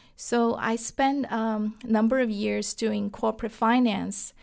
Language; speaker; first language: English; non-native, fluent; Chinese